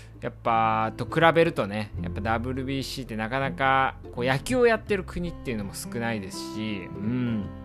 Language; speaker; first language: Japanese; native; Japanese